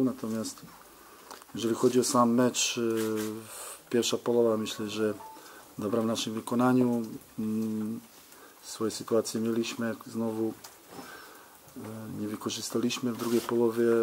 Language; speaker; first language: Polish; non-native, fluent; Serbian